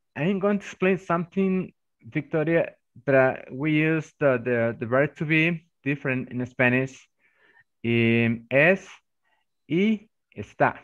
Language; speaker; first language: English; non-native, fluent; Spanish